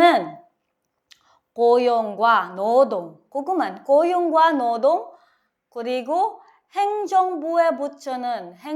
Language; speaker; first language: Korean; non-native, learner; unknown